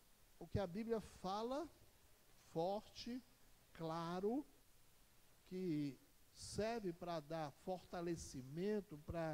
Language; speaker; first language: Portuguese; native; Portuguese